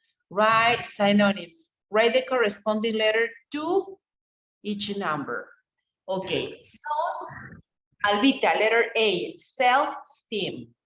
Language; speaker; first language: English; non-native, fluent; Spanish